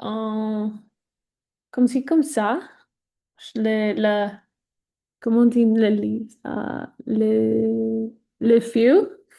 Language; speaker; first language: French; non-native, learner; Spanish